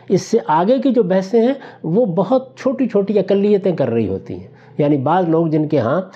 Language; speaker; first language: Urdu; non-native, local second language; Punjabi